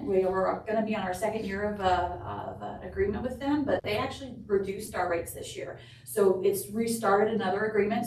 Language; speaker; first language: English; native; English